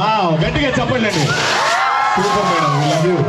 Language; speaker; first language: Telugu; native; Telugu